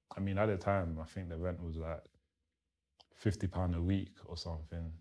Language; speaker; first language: English; early bilingual, other home language; Lingala